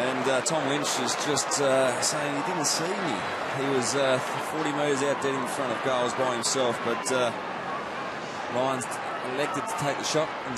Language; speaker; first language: English; native; English